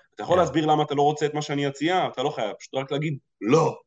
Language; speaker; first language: Hebrew; early bilingual, other home language; Russian